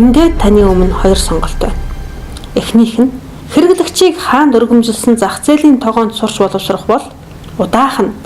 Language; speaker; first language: Mongolian; native; Mongolian